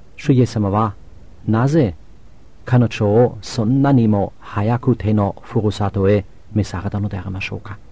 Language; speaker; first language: Japanese; non-native, fluent; German